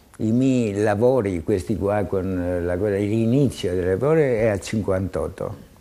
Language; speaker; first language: Italian; non-native, fluent; Greek